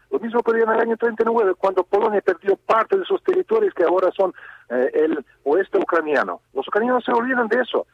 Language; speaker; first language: Spanish; non-native, fluent; Russian